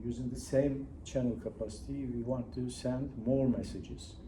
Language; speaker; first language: English; non-native, fluent; Turkish